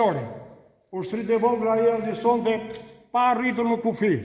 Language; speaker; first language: Albanian; native; Albanian